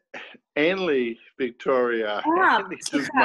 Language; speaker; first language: Hebrew; non-native, fluent; English